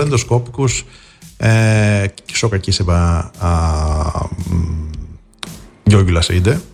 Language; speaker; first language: Hungarian; non-native, fluent; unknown